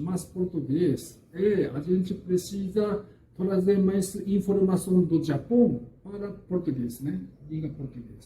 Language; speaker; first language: Portuguese; non-native, learner; Japanese